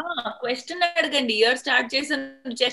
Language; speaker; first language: Telugu; non-native, fluent; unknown